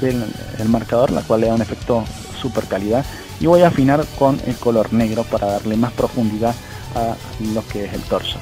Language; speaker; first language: Spanish; native; Spanish